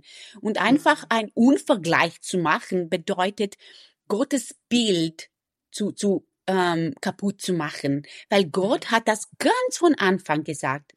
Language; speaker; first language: German; non-native, fluent; Romanian